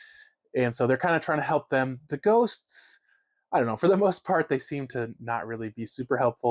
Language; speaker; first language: English; native; English